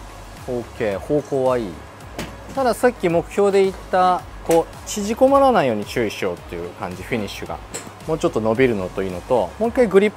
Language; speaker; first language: Japanese; native; Japanese